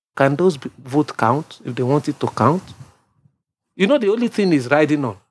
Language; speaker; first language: English; non-native, local second language; Yoruba